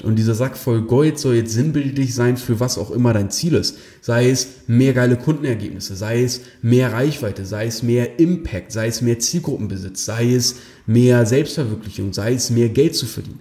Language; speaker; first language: German; native; German